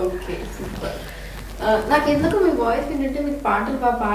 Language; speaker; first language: Telugu; native; Telugu